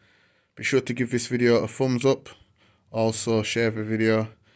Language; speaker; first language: English; native; English